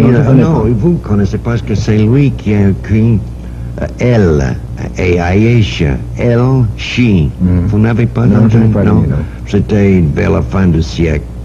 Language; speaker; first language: French; non-native, learner; English